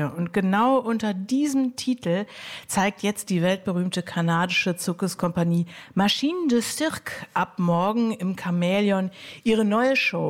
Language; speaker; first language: German; native; German